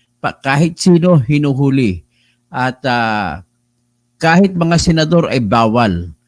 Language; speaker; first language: Filipino; non-native, local second language; Cebuano